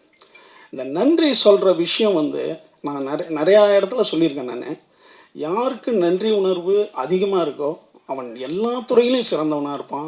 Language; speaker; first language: Tamil; native; Tamil